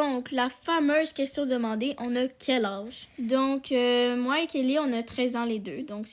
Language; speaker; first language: French; native; French